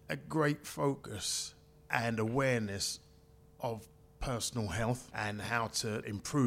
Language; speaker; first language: English; native; English